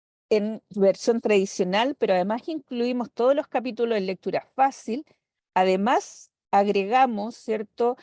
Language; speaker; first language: Spanish; native; Spanish